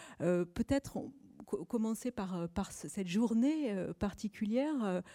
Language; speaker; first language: French; native; French